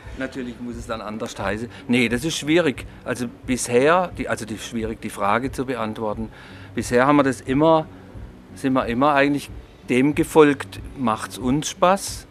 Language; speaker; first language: German; native; German